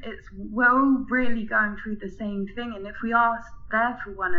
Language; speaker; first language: English; native; English